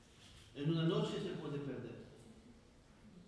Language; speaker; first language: Spanish; non-native, fluent; French